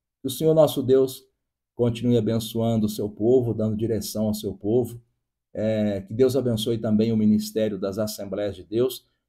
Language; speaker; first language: Portuguese; native; Portuguese